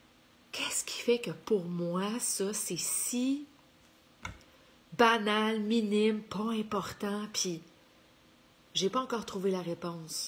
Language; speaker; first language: French; native; French